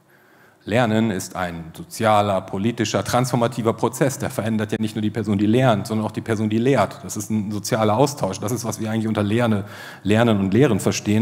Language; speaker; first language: German; native; German